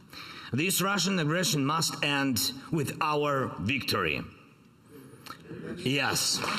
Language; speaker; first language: English; non-native, fluent; Ukrainian